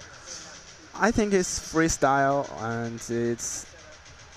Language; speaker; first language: English; non-native, learner; Chinese